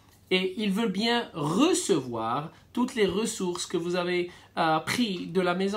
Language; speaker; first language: French; non-native, fluent; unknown